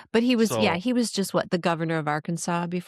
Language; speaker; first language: English; native; English